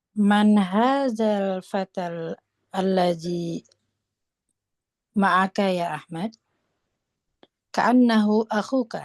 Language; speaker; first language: Arabic; non-native, learner; Indonesian